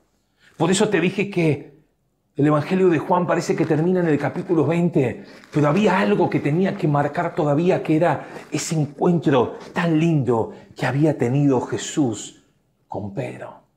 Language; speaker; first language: Spanish; native; Spanish